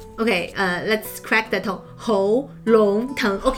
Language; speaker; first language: English; non-native, fluent; Chinese